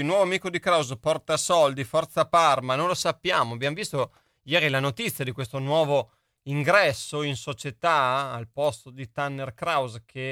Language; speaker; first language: Italian; native; Italian